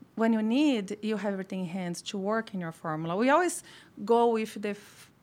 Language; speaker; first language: English; non-native, fluent; Portuguese